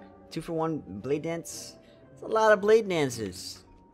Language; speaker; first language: English; native; English